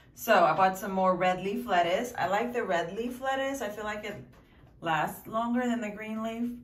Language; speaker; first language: English; native; English